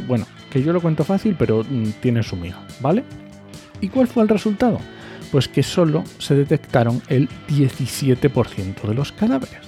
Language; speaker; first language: Spanish; native; Spanish